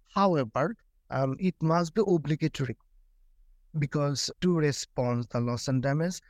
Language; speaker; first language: English; non-native, local second language; Bangla